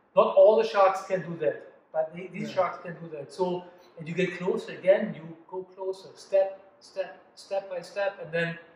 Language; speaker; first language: English; non-native, fluent; German